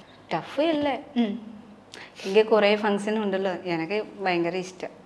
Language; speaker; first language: Malayalam; non-native, learner; Nepali